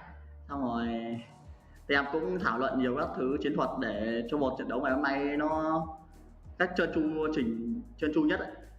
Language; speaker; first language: Vietnamese; native; Vietnamese